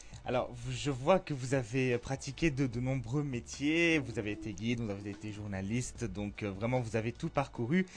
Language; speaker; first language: French; native; French